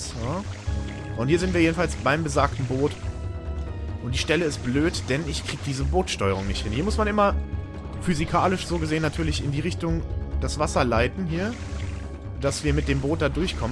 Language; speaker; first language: German; native; German